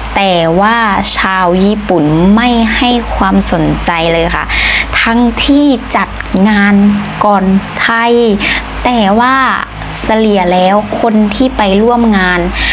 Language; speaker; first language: Thai; native; Thai